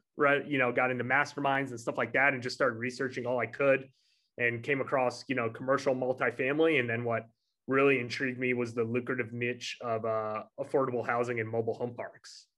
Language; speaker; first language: English; native; English